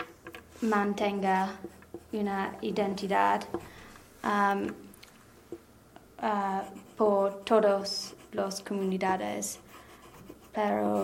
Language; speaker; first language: Spanish; non-native, learner; English